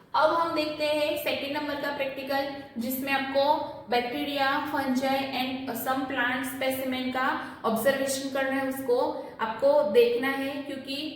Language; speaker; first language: Hindi; non-native, local second language; Gujarati